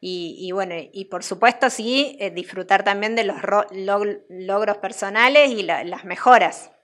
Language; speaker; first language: Spanish; native; Spanish